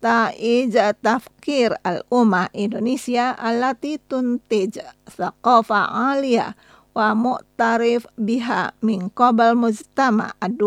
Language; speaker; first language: Arabic; non-native, fluent; Indonesian